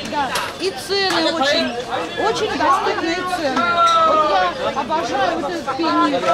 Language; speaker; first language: Russian; native; Russian